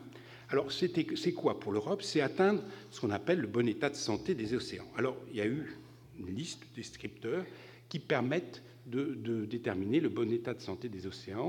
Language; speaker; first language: French; native; French